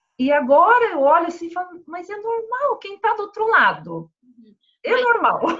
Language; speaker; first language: Portuguese; native; Portuguese